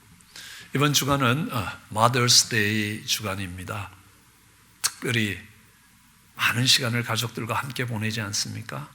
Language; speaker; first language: Korean; native; Korean